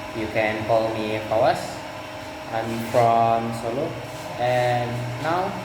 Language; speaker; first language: English; non-native, learner; Indonesian